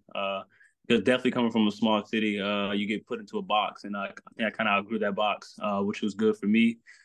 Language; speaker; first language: English; native; English